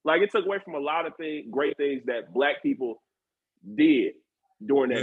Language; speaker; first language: English; native; English